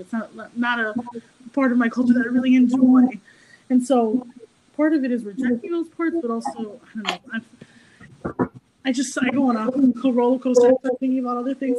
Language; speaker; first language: English; native; English